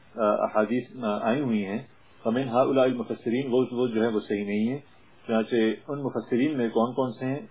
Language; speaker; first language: Urdu; non-native, local second language; Punjabi